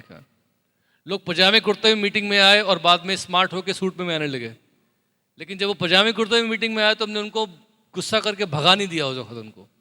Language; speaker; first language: Hindi; native; Hindi